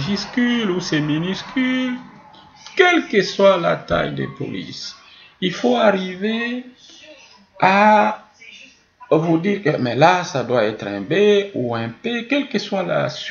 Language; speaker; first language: French; non-native, local second language; Swahili